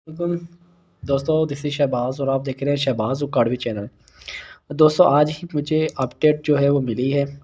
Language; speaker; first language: Urdu; non-native, local second language; Punjabi